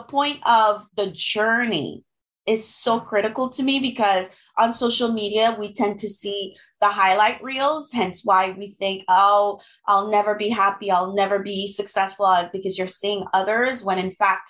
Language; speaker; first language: English; non-native, fluent; French